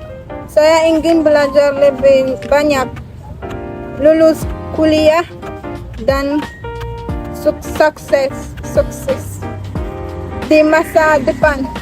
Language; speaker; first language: Indonesian; non-native, learner; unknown